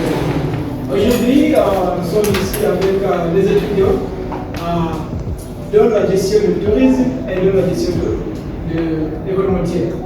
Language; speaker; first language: French; non-native, learner; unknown